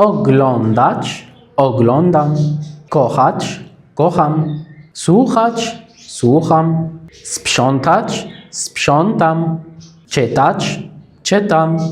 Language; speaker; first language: Polish; non-native, fluent; Arabic